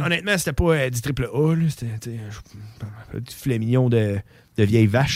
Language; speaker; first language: French; native; French